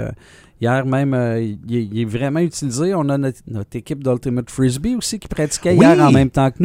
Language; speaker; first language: French; native; French